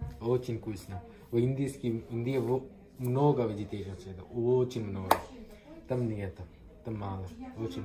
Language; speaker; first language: Russian; non-native, learner; Hindi